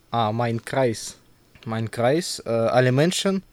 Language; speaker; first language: German; non-native, learner; Russian